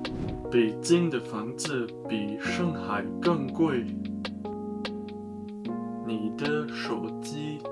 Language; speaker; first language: Chinese; non-native, learner; German